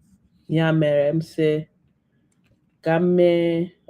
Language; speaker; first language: Igbo; non-native, learner; English